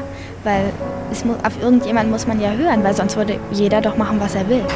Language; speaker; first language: German; native; German